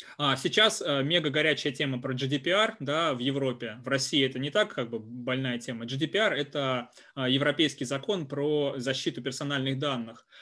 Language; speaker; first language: Russian; native; Russian